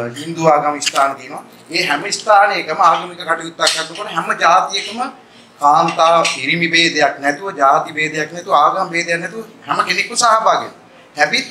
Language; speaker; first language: Sinhala; native; Sinhala